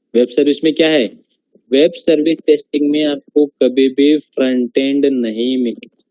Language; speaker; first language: Hindi; non-native, local second language; Marathi